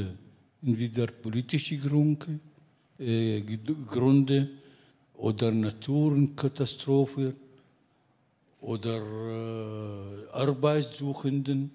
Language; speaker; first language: German; non-native, fluent; Arabic